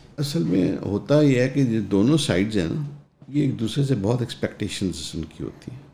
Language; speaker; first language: Urdu; non-native, local second language; Punjabi